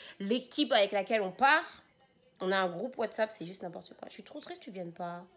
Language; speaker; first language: French; native; French